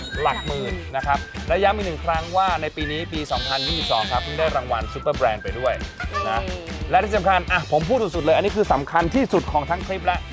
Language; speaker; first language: Thai; native; Thai